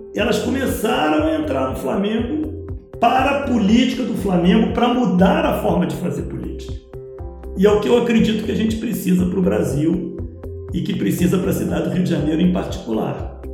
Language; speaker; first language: Portuguese; native; Portuguese